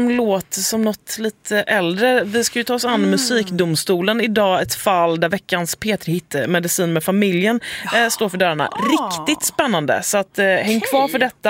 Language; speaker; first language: Swedish; native; Swedish